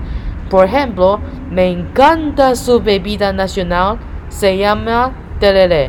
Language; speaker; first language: Spanish; non-native, learner; Chinese